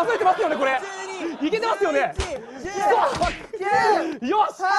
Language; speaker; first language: Japanese; native; Japanese